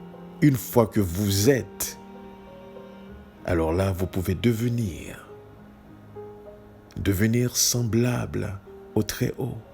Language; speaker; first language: French; native; French